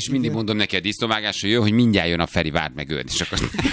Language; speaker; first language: Hungarian; native; Hungarian